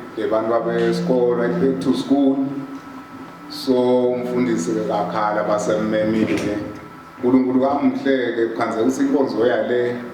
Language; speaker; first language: Zulu; non-native, local second language; Swati